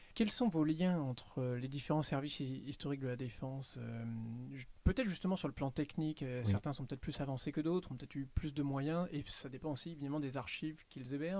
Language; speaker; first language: French; native; French